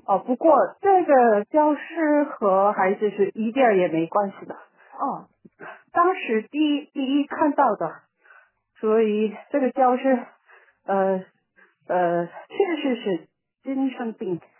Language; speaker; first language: Chinese; non-native, learner; Korean